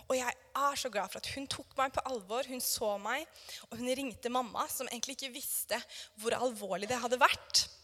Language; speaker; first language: Norwegian; native; Norwegian